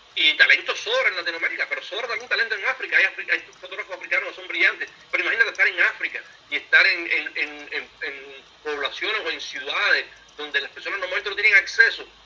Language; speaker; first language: Spanish; native; Spanish